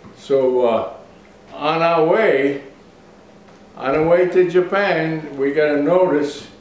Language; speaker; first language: English; native; English